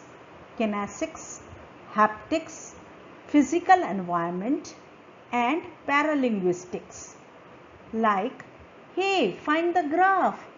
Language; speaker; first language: English; non-native, local second language; Hindi